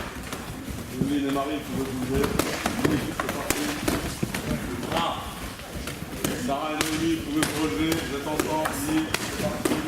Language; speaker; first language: French; native; French